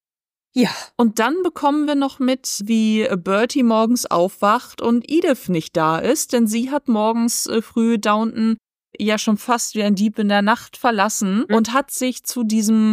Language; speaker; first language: German; native; German